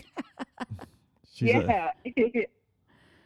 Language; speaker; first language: English; native; English